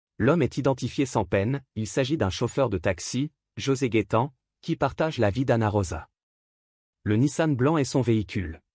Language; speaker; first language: French; native; French